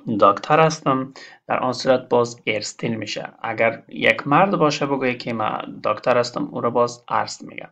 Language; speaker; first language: Persian; non-native, local second language; Pashto